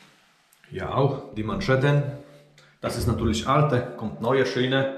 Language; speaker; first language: German; non-native, learner; Polish